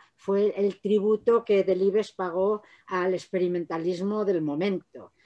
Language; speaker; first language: Spanish; native; Spanish